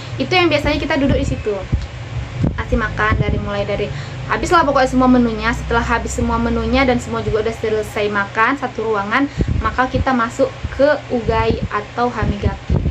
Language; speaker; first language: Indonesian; native; Indonesian